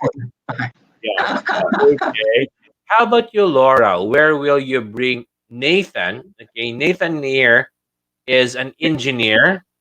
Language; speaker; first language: English; non-native, local second language; Filipino